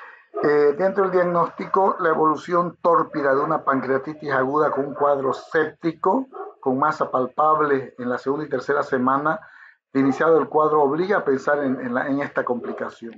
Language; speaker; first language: Spanish; native; Spanish